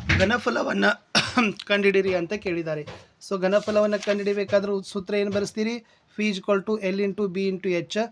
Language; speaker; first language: Kannada; native; Kannada